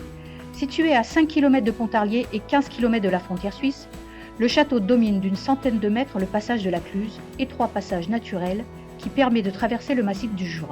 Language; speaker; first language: French; native; French